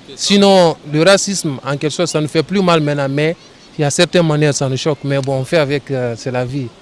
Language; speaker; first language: French; non-native, local second language; Fula